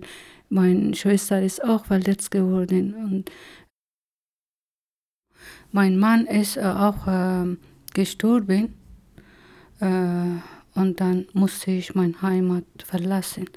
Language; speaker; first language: German; non-native, learner; Persian